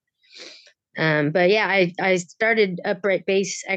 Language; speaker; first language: English; native; English